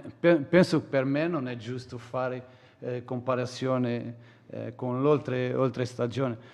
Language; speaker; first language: Italian; non-native, fluent; Portuguese